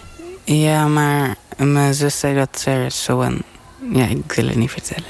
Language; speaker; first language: Dutch; non-native, local second language; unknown